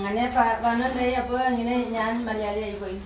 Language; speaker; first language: Malayalam; non-native, learner; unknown